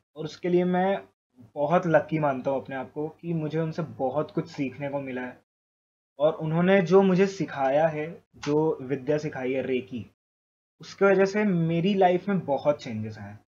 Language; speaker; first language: Hindi; native; Hindi